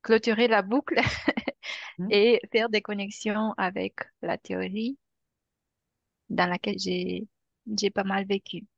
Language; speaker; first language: French; non-native, fluent; Romanian